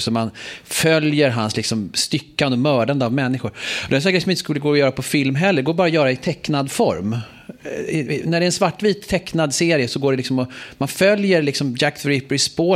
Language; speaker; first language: Swedish; native; Swedish